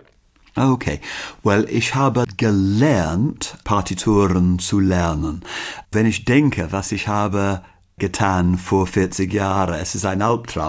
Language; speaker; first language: German; non-native, fluent; English